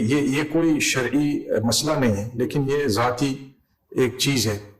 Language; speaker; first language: Hindi; non-native, fluent; English